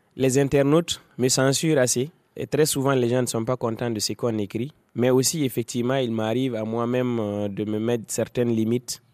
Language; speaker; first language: French; non-native, local second language; Fula